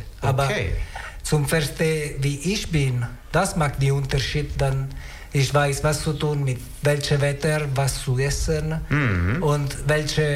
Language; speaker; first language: German; non-native, learner; Italian